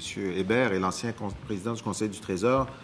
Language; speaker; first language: French; native; French